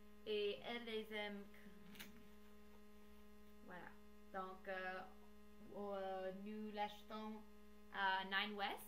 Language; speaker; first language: French; non-native, learner; English